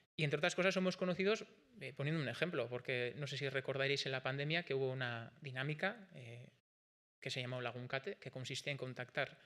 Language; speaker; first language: Spanish; non-native, local second language; Basque